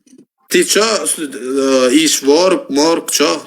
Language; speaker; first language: Russian; non-native, learner; Turkmen